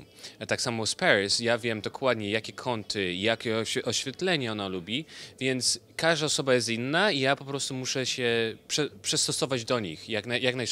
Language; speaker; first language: Polish; early bilingual, heritage; Polish